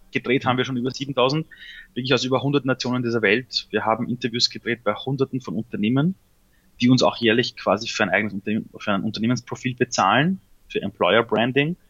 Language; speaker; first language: German; early bilingual, other home language; Persian